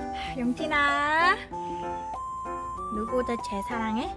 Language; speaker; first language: Korean; non-native, learner; Vietnamese